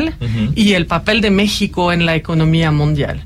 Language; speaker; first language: Spanish; non-native, fluent; French